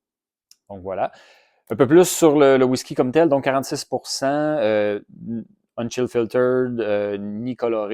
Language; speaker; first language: French; native; French